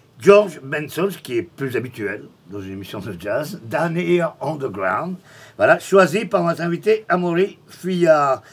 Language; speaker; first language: French; native; French